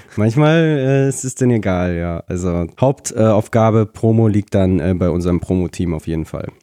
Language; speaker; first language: German; early bilingual, other home language; Russian